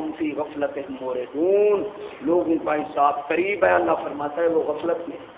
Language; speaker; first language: Urdu; non-native, local second language; Punjabi